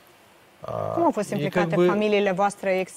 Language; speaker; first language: Romanian; native; Romanian